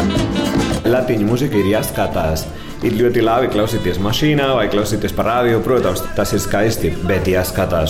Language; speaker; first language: Latvian; non-native, fluent; Spanish